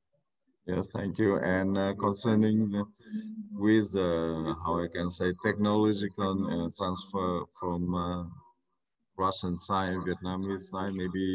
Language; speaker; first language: English; non-native, learner; Vietnamese